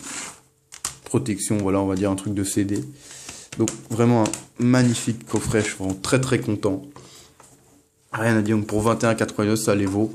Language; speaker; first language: French; native; French